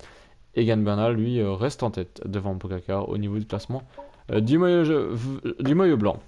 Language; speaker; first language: French; native; French